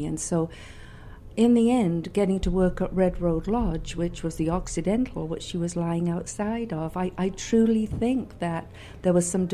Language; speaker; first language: English; native; English